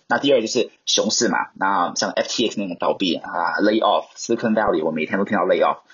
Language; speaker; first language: Chinese; non-native, local second language; Cantonese